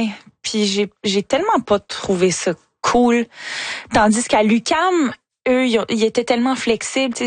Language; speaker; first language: French; native; French